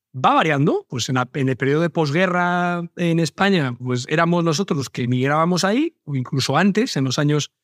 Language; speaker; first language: Spanish; native; Spanish